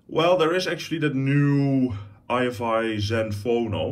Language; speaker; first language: English; non-native, fluent; Dutch